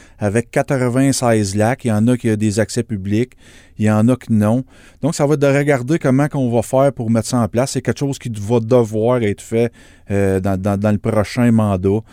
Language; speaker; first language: French; native; French